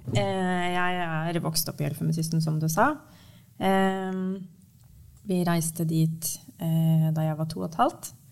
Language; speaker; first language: Norwegian; native; Norwegian